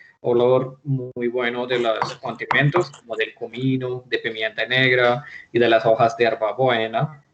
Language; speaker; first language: Spanish; non-native, fluent; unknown